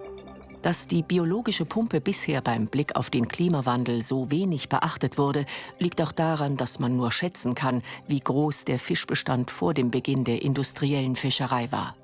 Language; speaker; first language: German; native; German